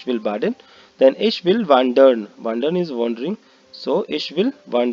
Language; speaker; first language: German; non-native, learner; Hindi